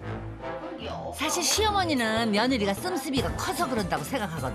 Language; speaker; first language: Korean; native; Korean